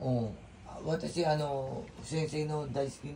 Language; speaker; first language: Japanese; non-native, learner; Filipino